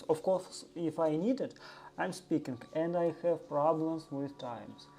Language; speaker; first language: English; non-native, learner; Russian